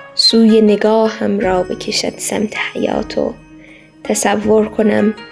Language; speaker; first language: Persian; native; Persian